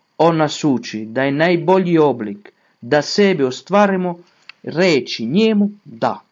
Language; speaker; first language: Croatian; non-native, fluent; Italian